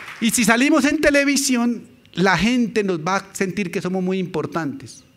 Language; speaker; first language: Spanish; native; Spanish